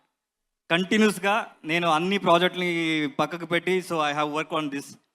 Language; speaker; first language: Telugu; non-native, learner; Kannada